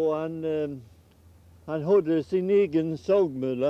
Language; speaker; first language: Swedish; early bilingual, heritage; Swedish